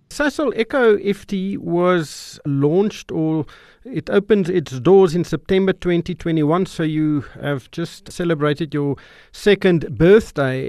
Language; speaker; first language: English; non-native, local second language; Afrikaans